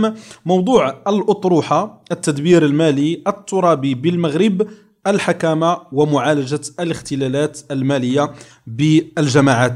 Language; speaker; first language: Arabic; native; Arabic